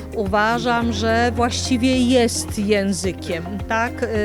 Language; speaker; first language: Polish; non-native, local second language; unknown